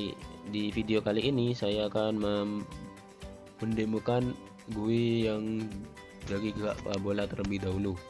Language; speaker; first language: Indonesian; native; Indonesian